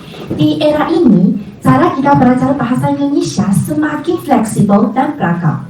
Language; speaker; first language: Indonesian; non-native, fluent; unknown